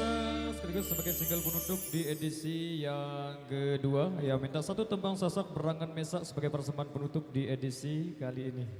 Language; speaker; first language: Indonesian; non-native, local second language; Sasak